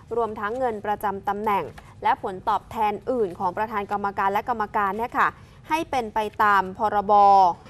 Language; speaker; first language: Thai; native; Thai